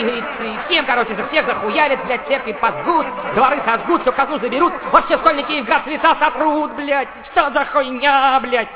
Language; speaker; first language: Russian; native; Russian